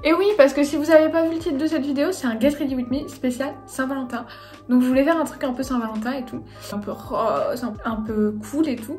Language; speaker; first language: French; native; French